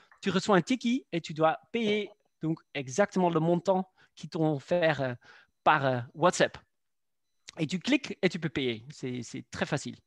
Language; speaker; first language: French; non-native, fluent; Dutch